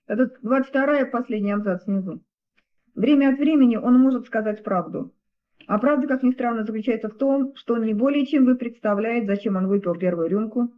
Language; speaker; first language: Russian; native; Russian